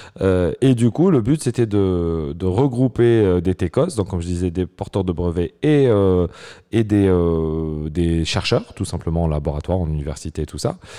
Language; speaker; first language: French; non-native, local second language; Arabic